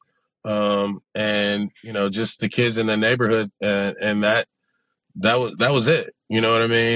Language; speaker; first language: English; native; English